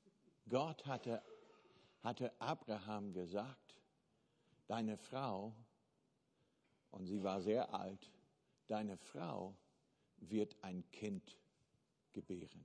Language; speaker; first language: German; non-native, fluent; English